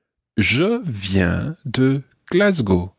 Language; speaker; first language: French; non-native, fluent; English